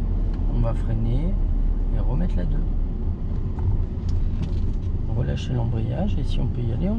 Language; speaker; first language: French; native; French